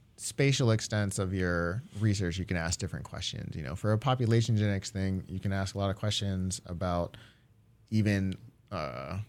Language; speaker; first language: English; early bilingual, other home language; Japanese